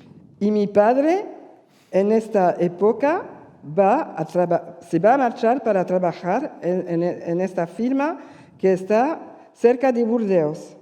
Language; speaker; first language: Spanish; early bilingual, heritage; Spanish